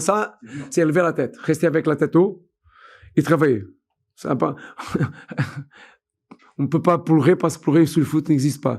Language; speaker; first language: French; non-native, fluent; Portuguese